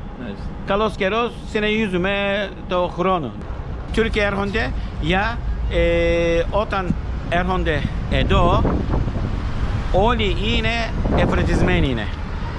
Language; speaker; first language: Greek; non-native, learner; Turkish